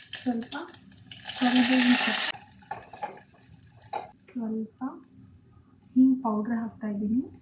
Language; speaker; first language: Kannada; native; Kannada